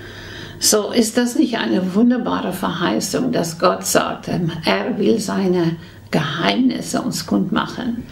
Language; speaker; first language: German; non-native, fluent; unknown